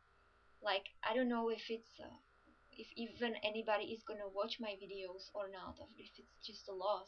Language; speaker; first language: English; non-native, fluent; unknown